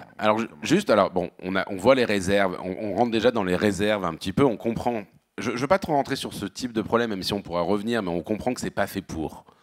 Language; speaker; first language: French; native; French